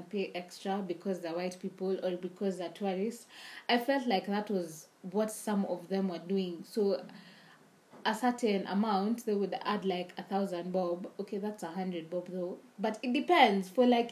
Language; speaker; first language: English; non-native, local second language; Swahili